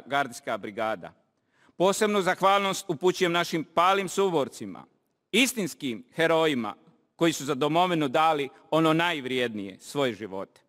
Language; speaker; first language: Bosnian; native; Bosnian